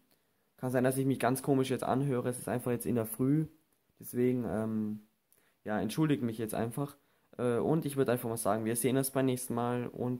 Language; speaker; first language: German; native; German